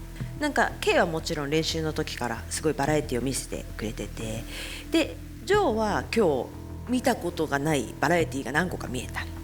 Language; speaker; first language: Japanese; native; Japanese